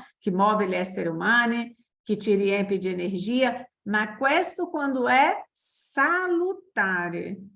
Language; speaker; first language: Italian; non-native, fluent; Portuguese